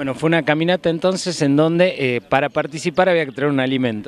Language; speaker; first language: Spanish; native; Spanish